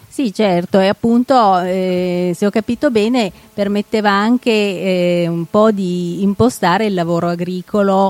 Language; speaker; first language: Italian; native; Italian